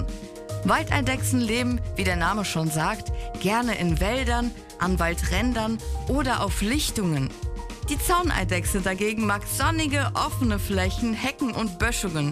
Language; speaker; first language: German; native; German